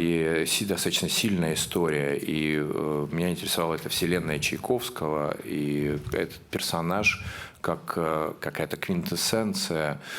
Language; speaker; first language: Russian; native; Russian